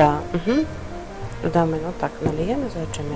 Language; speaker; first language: Russian; non-native, fluent; Polish